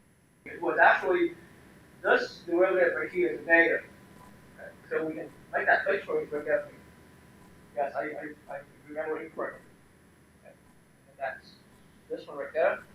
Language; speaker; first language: English; non-native, fluent; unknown